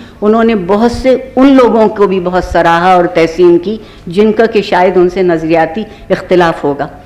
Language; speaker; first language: Urdu; native; Urdu